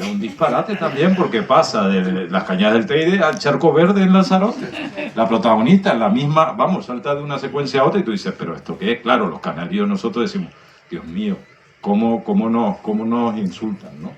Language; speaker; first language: Spanish; native; Spanish